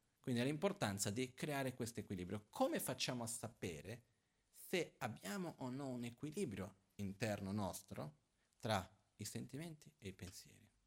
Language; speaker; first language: Italian; non-native, fluent; Portuguese